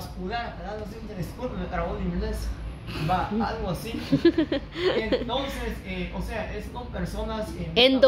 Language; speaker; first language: Spanish; native; Spanish